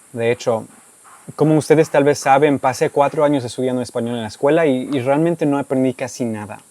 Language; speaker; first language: Spanish; non-native, fluent; English